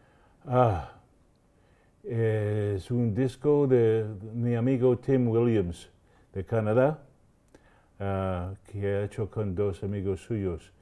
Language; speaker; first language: Spanish; non-native, fluent; English